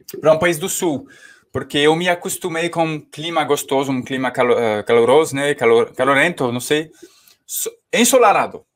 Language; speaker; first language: Portuguese; non-native, fluent; French